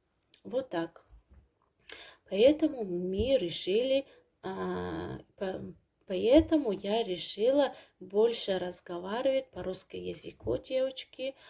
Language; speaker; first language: Russian; non-native, learner; Tajik